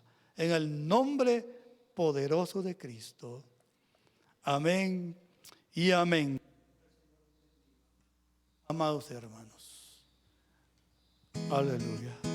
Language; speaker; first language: Spanish; native; Spanish